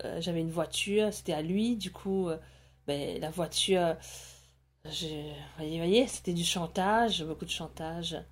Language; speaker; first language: French; non-native, local second language; Morisyen